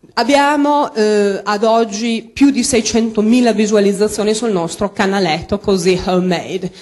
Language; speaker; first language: Italian; non-native, fluent; English